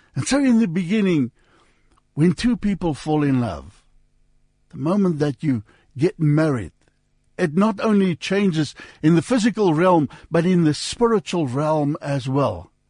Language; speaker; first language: English; non-native, local second language; Afrikaans